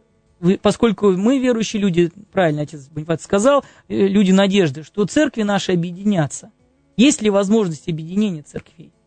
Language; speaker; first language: Russian; native; Russian